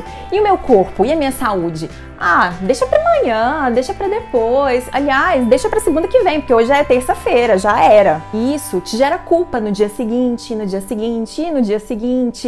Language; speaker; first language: Portuguese; native; Portuguese